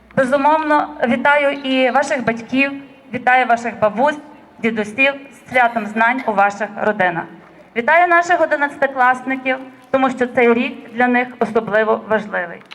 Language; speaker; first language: Ukrainian; native; Ukrainian